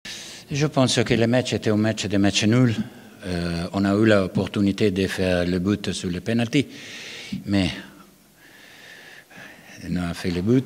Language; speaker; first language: French; non-native, learner; Spanish